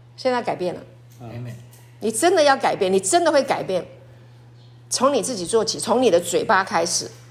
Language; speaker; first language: Chinese; native; Chinese